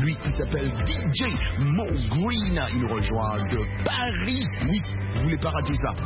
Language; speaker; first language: French; non-native, local second language; Lingala